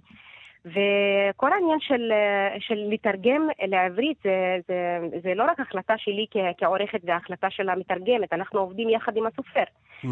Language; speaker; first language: Hebrew; non-native, local second language; Arabic